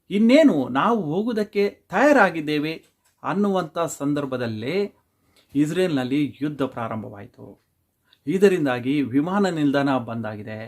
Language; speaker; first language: Kannada; non-native, local second language; Tulu